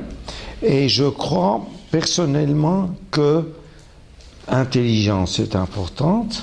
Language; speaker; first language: French; non-native, local second language; German